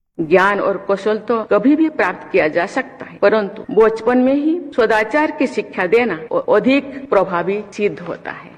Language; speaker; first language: Hindi; non-native, local second language; Santali